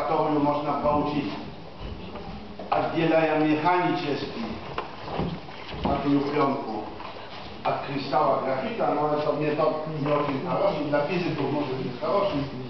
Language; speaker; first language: Russian; non-native, fluent; Polish